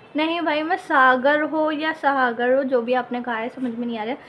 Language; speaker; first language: Hindi; native; Hindi